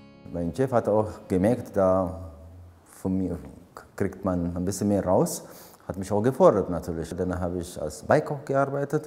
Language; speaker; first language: German; non-native, fluent; Amharic